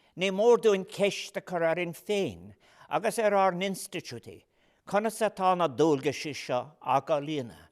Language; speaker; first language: Irish; non-native, local second language; English